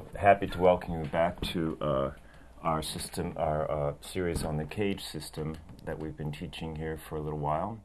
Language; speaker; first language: English; native; English